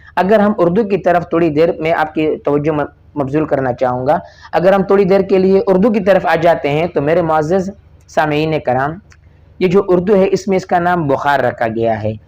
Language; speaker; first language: Urdu; non-native, local second language; Pashto